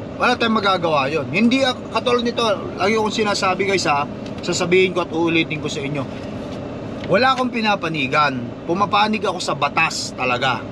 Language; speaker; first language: Filipino; non-native, local second language; Iloko